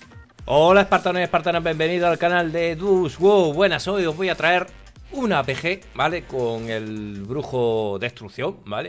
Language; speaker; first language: Spanish; native; Spanish